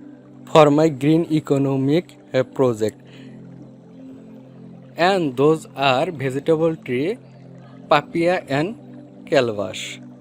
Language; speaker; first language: English; non-native, learner; Bangla